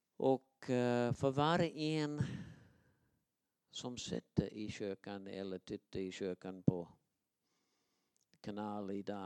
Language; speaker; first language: Swedish; non-native, fluent; English